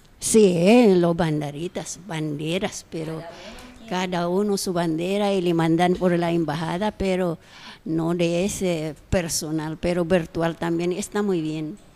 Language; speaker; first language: Spanish; non-native, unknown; Filipino